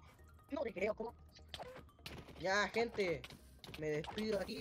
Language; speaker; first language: Spanish; native; Spanish